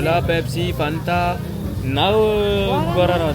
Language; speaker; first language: Portuguese; non-native, learner; French